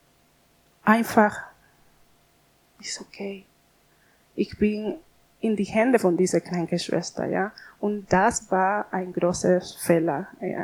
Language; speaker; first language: German; non-native, learner; Spanish